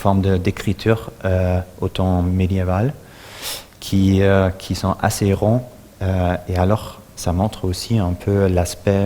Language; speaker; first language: French; non-native, fluent; German